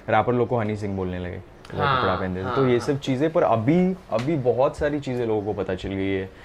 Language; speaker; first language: Hindi; native; Hindi